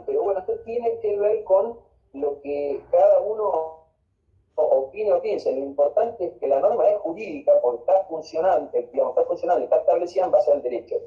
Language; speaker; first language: Spanish; native; Spanish